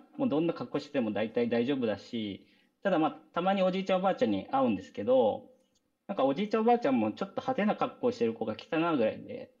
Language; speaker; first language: Japanese; native; Japanese